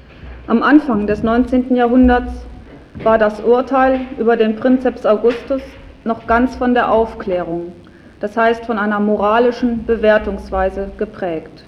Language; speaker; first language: German; native; German